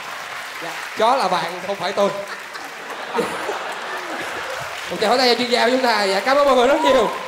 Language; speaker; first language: Vietnamese; native; Vietnamese